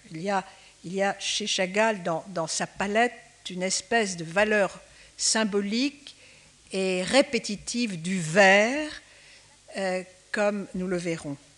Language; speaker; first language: French; native; French